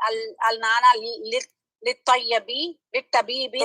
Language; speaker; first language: Arabic; non-native, learner; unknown